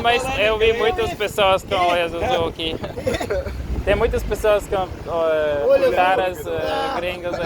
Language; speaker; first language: Portuguese; non-native, learner; English